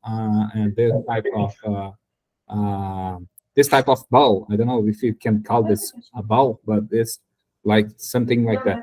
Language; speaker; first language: English; non-native, learner; Portuguese